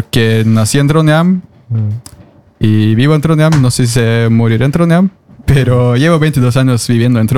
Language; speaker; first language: Spanish; non-native, fluent; Norwegian